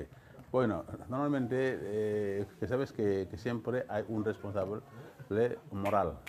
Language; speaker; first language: Spanish; non-native, fluent; Wolof